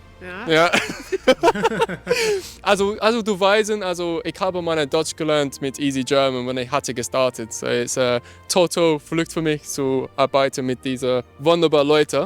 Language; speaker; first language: German; non-native, learner; English